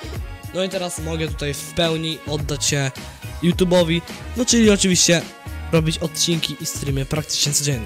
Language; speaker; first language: Polish; native; Polish